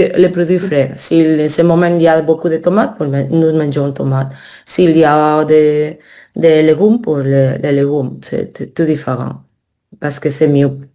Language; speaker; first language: French; non-native, learner; Spanish